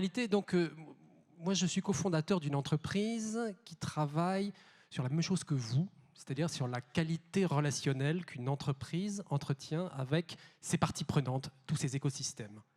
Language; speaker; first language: French; native; French